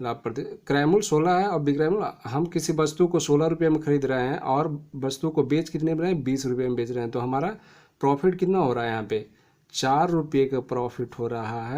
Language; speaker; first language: Hindi; native; Hindi